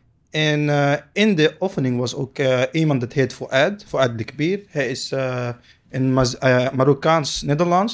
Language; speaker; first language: Dutch; non-native, learner; Arabic